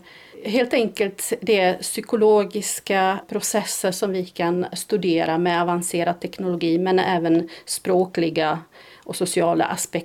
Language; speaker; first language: Swedish; non-native, fluent; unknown